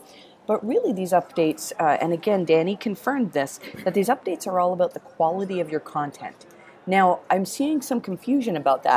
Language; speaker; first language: English; native; English